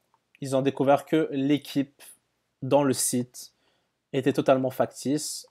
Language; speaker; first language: French; native; French